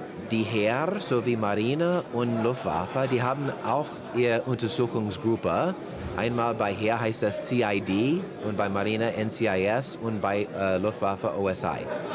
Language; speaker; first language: German; non-native, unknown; English